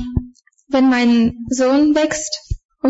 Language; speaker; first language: German; non-native, fluent; Bulgarian